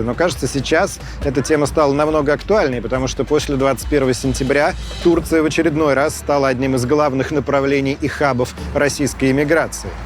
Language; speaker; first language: Russian; native; Russian